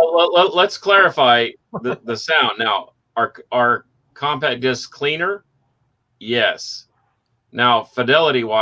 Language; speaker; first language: English; native; English